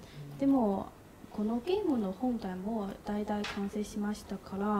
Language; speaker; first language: Japanese; non-native, learner; Chinese